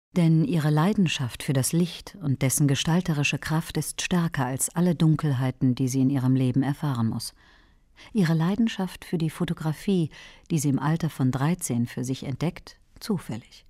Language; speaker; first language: German; native; German